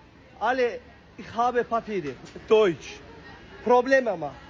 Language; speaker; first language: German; non-native, learner; Azerbaijani